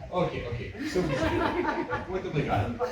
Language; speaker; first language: Portuguese; early bilingual, heritage; Hebrew